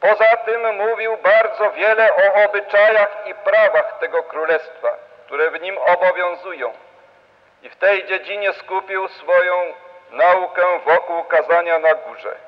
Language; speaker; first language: Polish; native; Polish